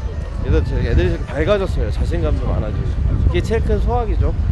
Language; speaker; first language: Korean; native; Korean